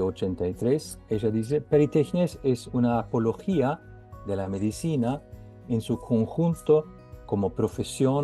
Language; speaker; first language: Spanish; non-native, fluent; Norwegian